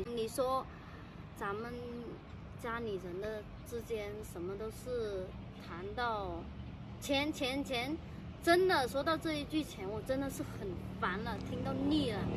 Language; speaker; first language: Chinese; non-native, fluent; Vietnamese